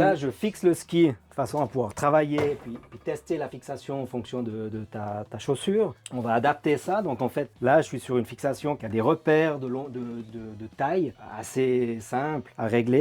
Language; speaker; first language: French; native; French